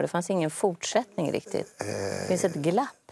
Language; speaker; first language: Swedish; native; Swedish